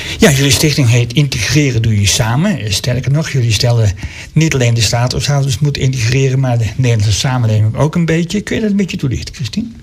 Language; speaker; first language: Dutch; native; Dutch